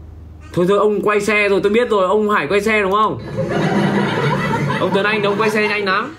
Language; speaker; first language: Vietnamese; native; Vietnamese